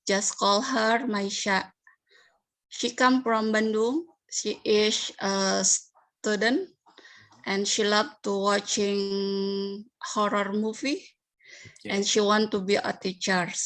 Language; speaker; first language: English; non-native, learner; Indonesian